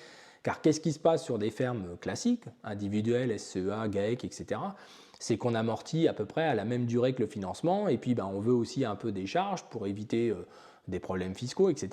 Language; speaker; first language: French; native; French